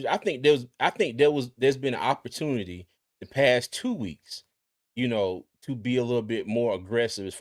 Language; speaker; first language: English; native; English